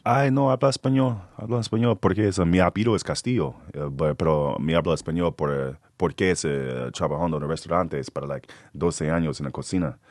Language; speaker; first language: Spanish; non-native, learner; English